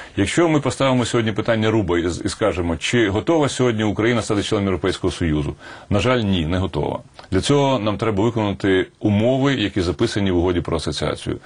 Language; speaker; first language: Ukrainian; native; Ukrainian